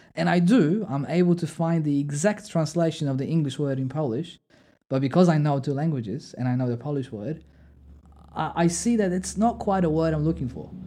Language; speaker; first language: English; non-native, fluent; Polish